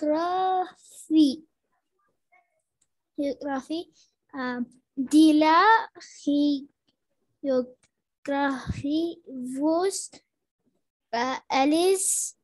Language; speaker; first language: French; non-native, learner; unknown